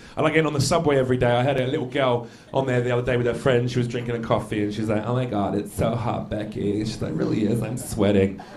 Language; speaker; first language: English; native; English